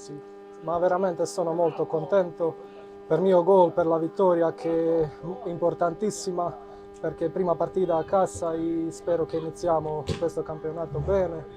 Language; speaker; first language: Italian; non-native, learner; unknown